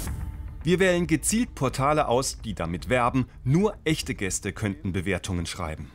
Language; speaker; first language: German; native; German